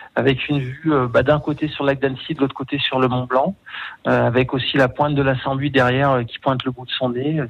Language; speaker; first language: French; native; French